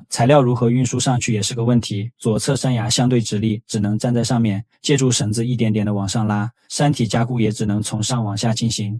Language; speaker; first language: Chinese; native; Chinese